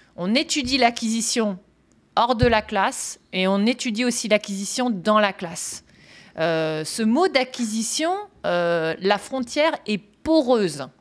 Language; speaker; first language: French; native; French